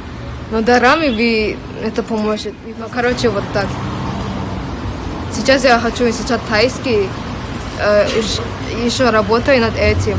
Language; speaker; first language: Russian; non-native, local second language; English